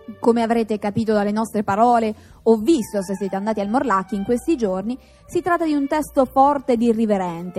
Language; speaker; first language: Italian; native; Italian